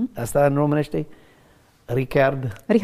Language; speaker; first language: Romanian; non-native, fluent; English